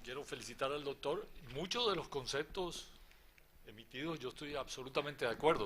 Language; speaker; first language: Spanish; native; Spanish